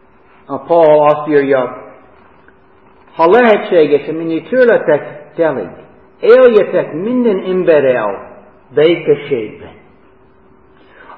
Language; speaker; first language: Hungarian; non-native, fluent; English